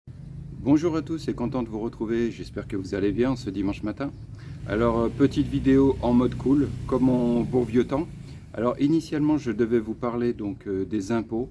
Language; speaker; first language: French; native; French